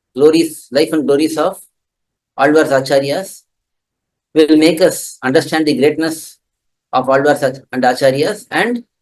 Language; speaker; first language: English; non-native, local second language; Tamil